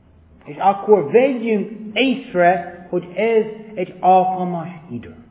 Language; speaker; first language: Hungarian; non-native, fluent; English